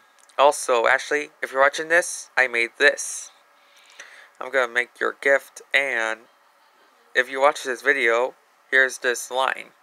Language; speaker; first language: English; native; English